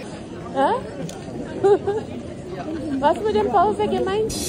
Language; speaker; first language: German; non-native, learner; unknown